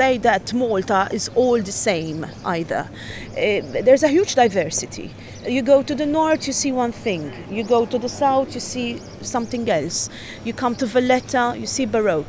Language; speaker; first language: English; non-native, fluent; Maltese